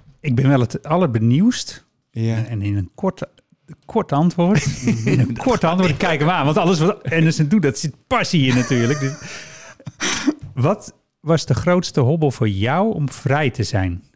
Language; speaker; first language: Dutch; native; Dutch